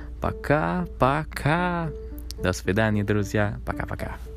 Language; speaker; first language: Russian; non-native, learner; English